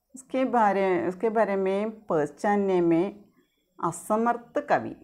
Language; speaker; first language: Hindi; non-native, local second language; Malayalam